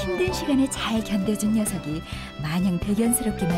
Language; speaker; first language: Korean; native; Korean